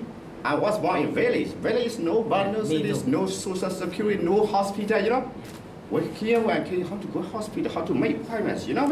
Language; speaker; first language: English; non-native, learner; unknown